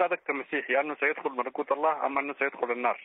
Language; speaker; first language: Arabic; native; Arabic